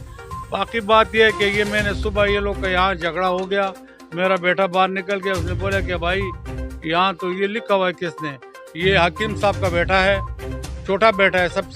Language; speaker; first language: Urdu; non-native, local second language; Pashto